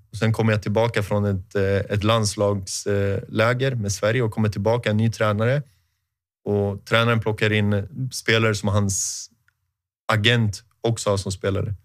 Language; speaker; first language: Swedish; native; Swedish